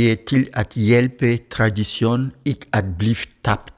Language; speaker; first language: Danish; non-native, fluent; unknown